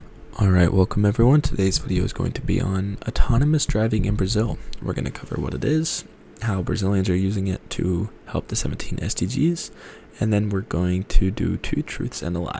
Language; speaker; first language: English; native; English